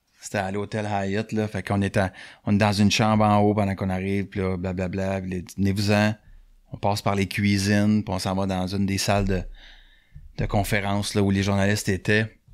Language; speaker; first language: French; native; French